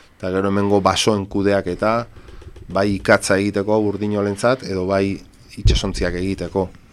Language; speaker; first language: Basque; non-native, local second language; Spanish